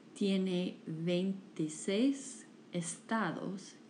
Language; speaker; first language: Spanish; non-native, fluent; English